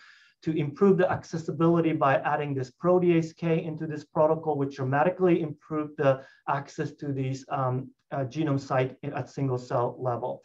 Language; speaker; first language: English; non-native, fluent; Japanese